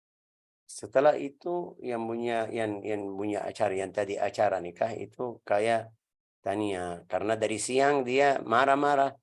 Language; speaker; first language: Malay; non-native, learner; Arabic